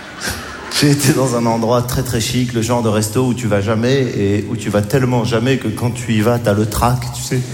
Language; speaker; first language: French; native; French